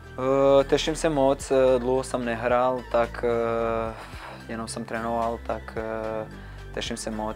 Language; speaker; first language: Czech; non-native, fluent; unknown